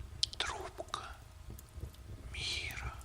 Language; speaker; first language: Russian; native; Russian